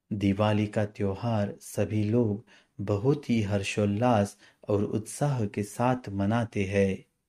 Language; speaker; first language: Hindi; non-native, local second language; Marathi